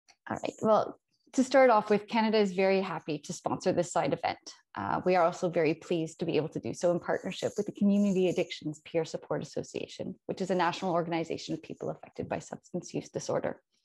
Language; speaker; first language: English; native; English